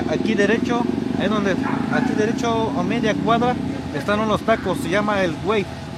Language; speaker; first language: Spanish; native; Spanish